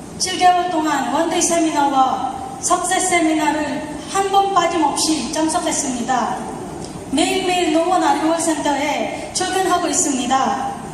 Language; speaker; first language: Korean; non-native, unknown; Filipino